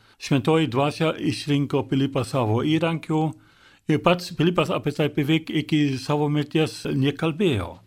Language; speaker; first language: Lithuanian; non-native, fluent; German